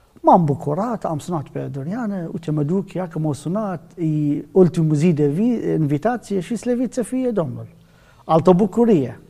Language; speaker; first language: Romanian; non-native, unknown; Arabic